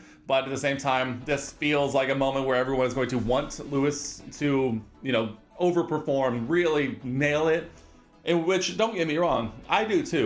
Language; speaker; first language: English; native; English